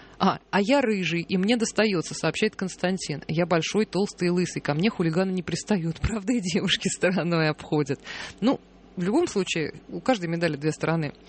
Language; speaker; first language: Russian; native; Russian